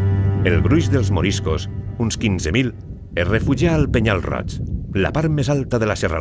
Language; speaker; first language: Catalan; native; Catalan